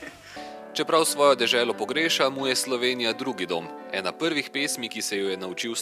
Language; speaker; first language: Slovenian; native; Slovenian